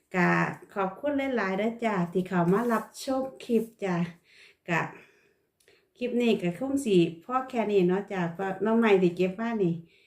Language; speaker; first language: Thai; native; Thai